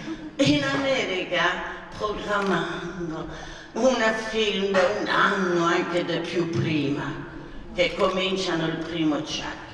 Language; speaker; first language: Italian; non-native, fluent; Swedish